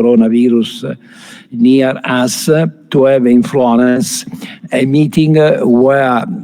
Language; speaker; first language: English; non-native, fluent; Italian